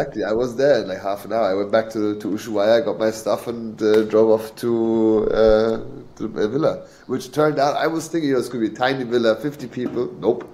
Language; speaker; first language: English; native; English